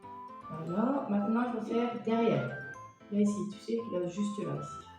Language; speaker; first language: French; native; French